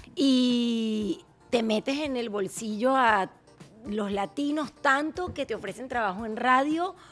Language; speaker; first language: Spanish; native; Spanish